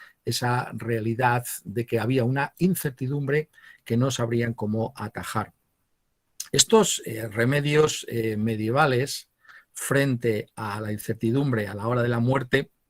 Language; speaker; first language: Spanish; native; Spanish